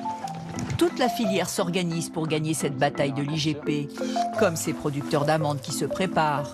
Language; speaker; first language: French; native; French